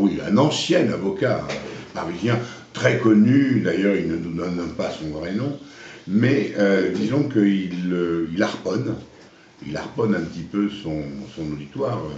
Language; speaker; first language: French; native; French